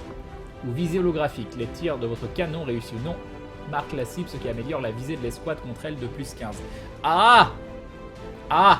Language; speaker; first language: French; native; French